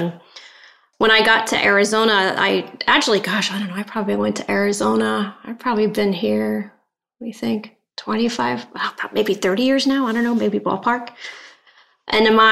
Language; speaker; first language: English; native; English